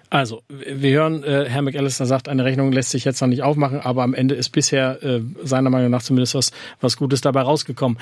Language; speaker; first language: German; native; German